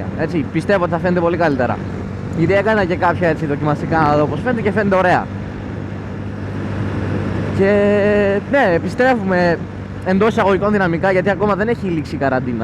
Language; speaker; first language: Greek; native; Greek